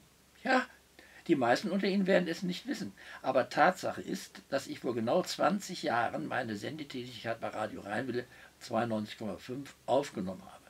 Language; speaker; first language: German; native; German